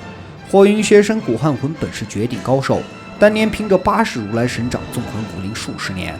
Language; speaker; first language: Chinese; native; Chinese